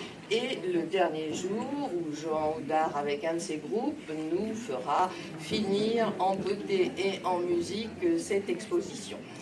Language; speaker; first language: French; native; French